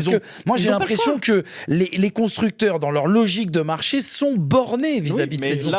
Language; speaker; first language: French; native; French